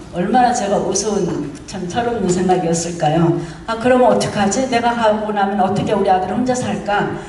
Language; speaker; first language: Korean; native; Korean